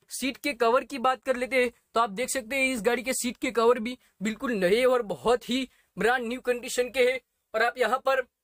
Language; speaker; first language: Hindi; non-native, local second language; Gujarati